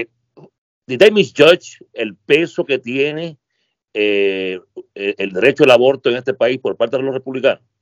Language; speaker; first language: Spanish; native; Spanish